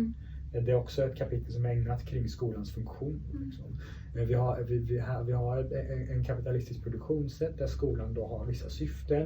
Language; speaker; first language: Swedish; early bilingual, other home language; Persian